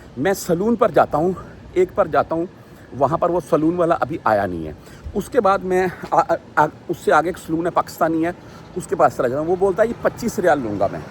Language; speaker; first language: Urdu; non-native, local second language; Punjabi